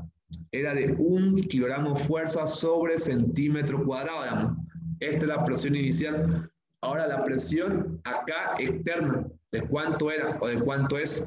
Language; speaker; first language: Spanish; native; Spanish